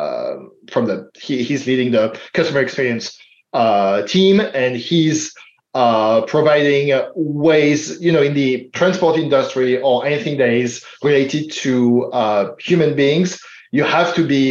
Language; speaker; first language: English; non-native, fluent; French